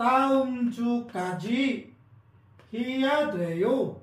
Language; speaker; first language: Korean; non-native, fluent; Filipino